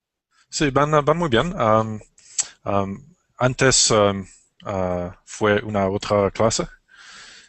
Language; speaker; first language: Spanish; non-native, learner; English